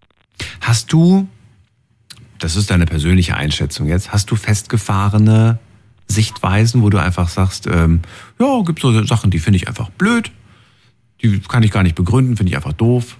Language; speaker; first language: German; native; German